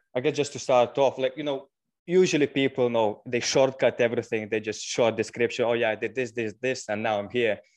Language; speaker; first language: English; non-native, fluent; Lithuanian